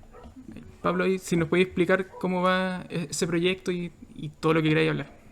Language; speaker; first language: Spanish; native; Spanish